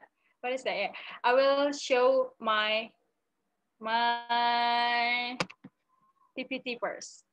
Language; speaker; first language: English; non-native, learner; Indonesian